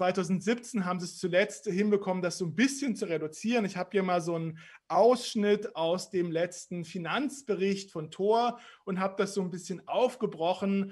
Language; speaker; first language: German; native; German